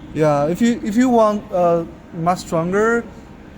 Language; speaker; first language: English; non-native, learner; Chinese